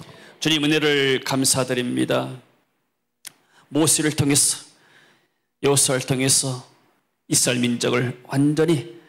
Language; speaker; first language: Korean; native; Korean